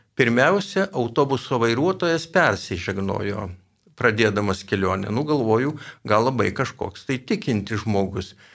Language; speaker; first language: Lithuanian; native; Lithuanian